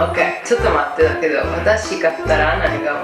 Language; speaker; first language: Japanese; non-native, fluent; Italian